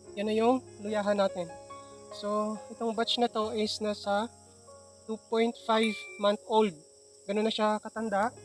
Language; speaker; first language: Filipino; non-native, local second language; Cebuano